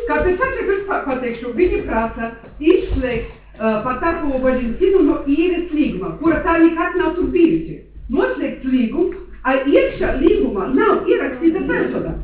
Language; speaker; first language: Latvian; non-native, local second language; Russian